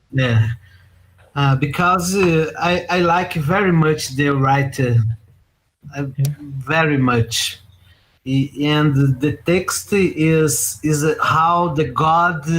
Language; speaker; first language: English; non-native, learner; Portuguese